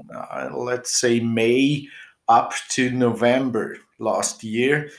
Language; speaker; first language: English; non-native, fluent; German